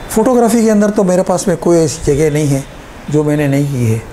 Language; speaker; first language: Hindi; non-native, local second language; Gujarati